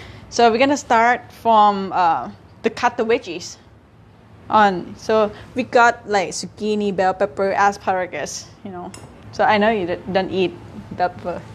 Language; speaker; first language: English; non-native, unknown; Thai